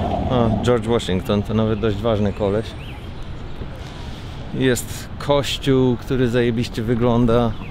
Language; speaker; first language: Polish; native; Polish